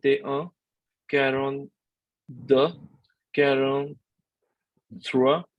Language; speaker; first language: French; non-native, learner; Bangla